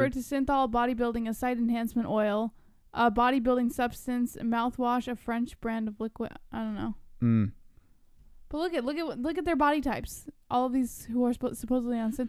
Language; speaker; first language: English; native; English